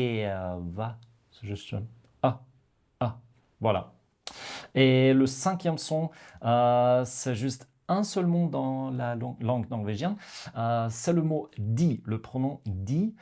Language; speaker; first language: French; non-native, fluent; Norwegian